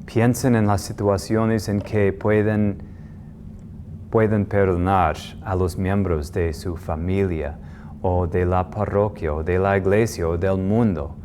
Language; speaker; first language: Spanish; non-native, fluent; English